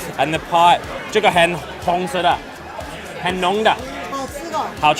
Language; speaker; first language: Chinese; non-native, learner; English